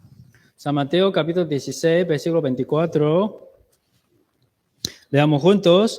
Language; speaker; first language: Spanish; non-native, learner; Chinese